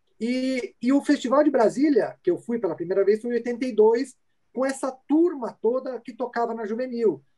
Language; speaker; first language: Portuguese; early bilingual, other home language; Italian